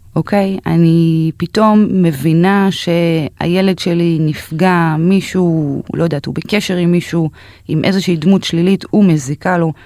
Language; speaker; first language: Hebrew; native; Hebrew